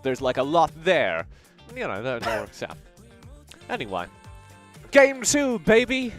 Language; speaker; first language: English; native; English